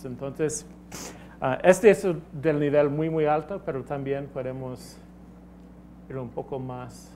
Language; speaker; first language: Spanish; non-native, fluent; English